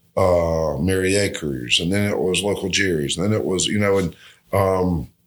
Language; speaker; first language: English; native; English